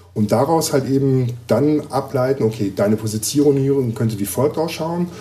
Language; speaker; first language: German; native; German